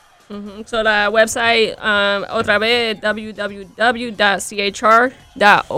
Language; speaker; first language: Spanish; early bilingual, heritage; Spanish